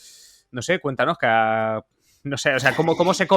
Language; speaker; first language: Spanish; native; Spanish